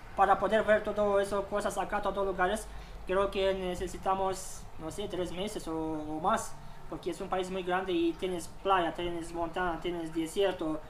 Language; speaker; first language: Spanish; non-native, learner; Romanian